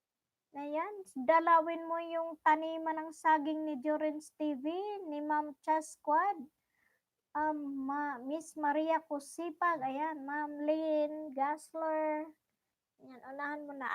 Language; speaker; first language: Filipino; non-native, local second language; Bikol